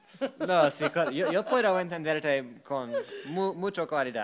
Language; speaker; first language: Spanish; non-native, learner; English